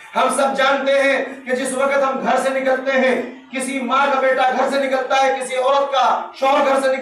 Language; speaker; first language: Urdu; native; Urdu